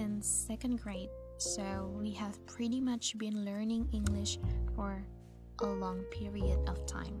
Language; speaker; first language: English; non-native, fluent; Indonesian